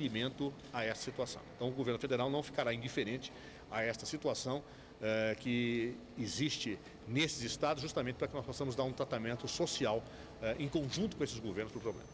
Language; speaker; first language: Portuguese; native; Portuguese